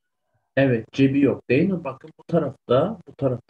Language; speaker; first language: Turkish; native; Turkish